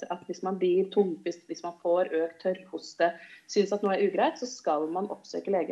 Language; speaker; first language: Norwegian; native; Norwegian